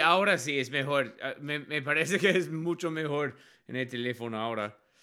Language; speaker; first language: Spanish; non-native, learner; English